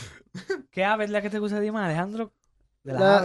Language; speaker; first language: Spanish; native; Spanish